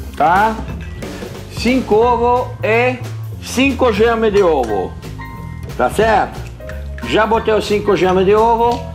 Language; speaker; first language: Portuguese; non-native, fluent; French